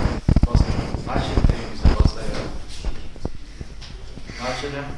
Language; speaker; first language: Russian; non-native, local second language; Kazakh